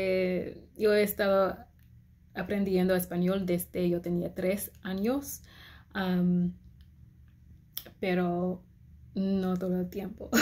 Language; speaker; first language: Spanish; non-native, learner; English